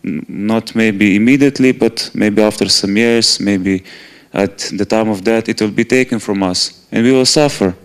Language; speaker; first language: English; non-native, fluent; Slovenian